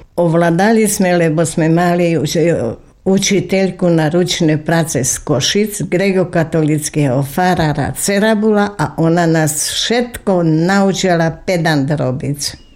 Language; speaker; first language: Slovak; native; Slovak